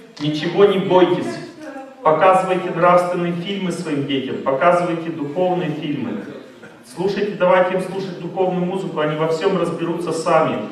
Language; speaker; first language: Russian; native; Russian